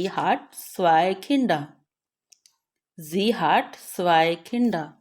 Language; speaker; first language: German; non-native, fluent; Urdu